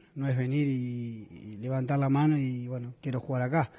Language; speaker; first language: Spanish; native; Spanish